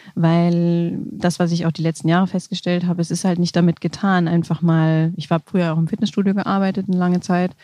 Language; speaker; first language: German; native; German